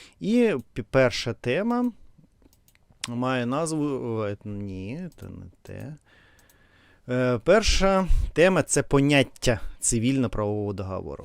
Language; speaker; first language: Ukrainian; non-native, learner; Russian